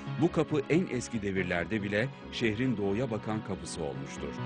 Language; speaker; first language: Turkish; native; Turkish